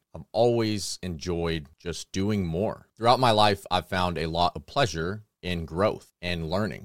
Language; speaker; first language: English; native; English